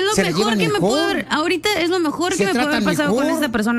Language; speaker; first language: Spanish; native; Spanish